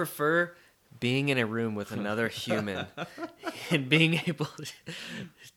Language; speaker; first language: English; native; English